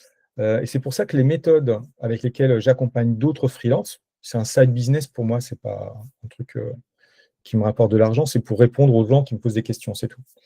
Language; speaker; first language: French; native; French